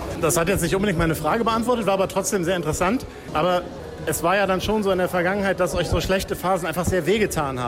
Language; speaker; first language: German; native; German